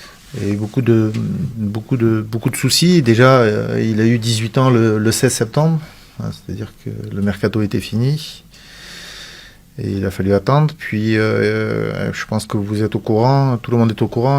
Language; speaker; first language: French; native; French